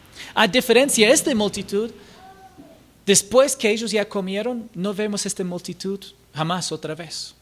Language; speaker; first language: Spanish; non-native, fluent; English